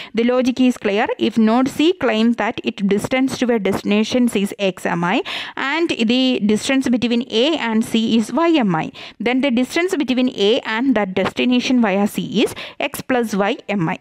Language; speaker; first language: English; non-native, local second language; Malayalam